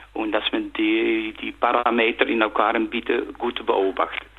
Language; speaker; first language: German; non-native, fluent; Dutch